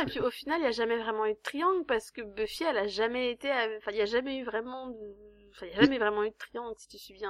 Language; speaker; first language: French; native; French